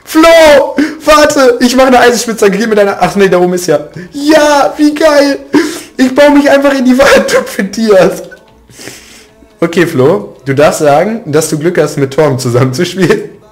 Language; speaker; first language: German; native; German